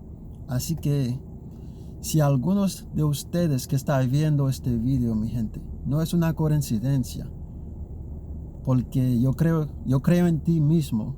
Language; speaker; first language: Spanish; non-native, learner; Haitian Creole